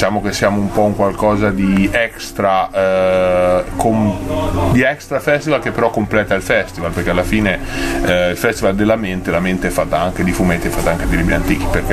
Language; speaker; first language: Italian; native; Italian